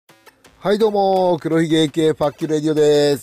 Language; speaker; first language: Japanese; native; Japanese